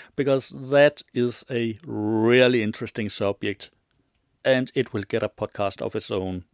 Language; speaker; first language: English; non-native, fluent; Danish